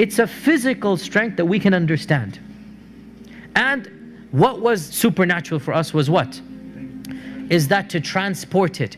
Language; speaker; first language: English; native; English